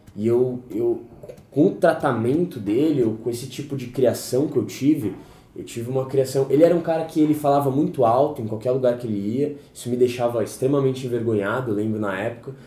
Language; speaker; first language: Portuguese; native; Portuguese